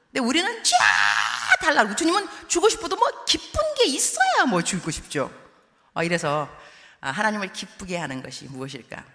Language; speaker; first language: Korean; early bilingual, heritage; Korean